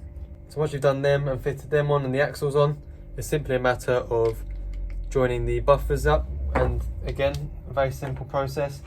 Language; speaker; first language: English; native; English